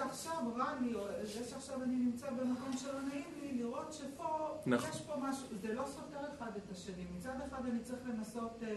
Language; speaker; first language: Hebrew; native; Hebrew